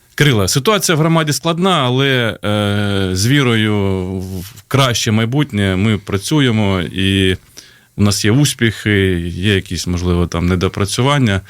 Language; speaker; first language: Ukrainian; native; Ukrainian